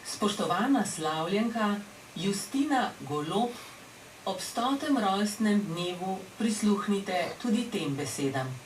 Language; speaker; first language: Slovenian; native; Slovenian